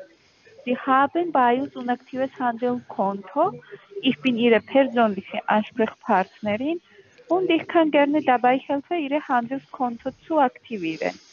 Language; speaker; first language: German; non-native, learner; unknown